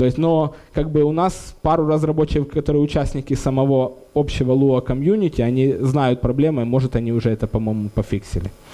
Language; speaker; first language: Russian; native; Russian